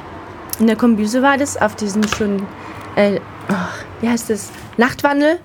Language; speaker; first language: German; native; German